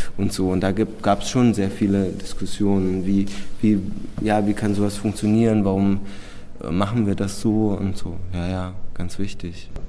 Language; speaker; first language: German; early bilingual, other home language; Czech